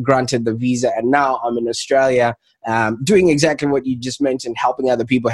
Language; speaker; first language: English; non-native, local second language; Shona